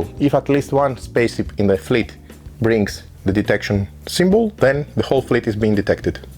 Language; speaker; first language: English; non-native, fluent; Greek